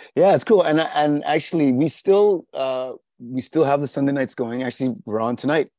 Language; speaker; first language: English; native; English